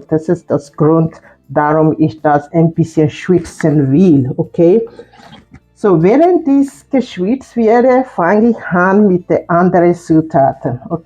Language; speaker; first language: German; non-native, fluent; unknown